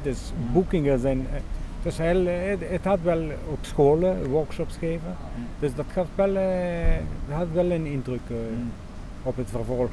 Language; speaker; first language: Dutch; non-native, learner; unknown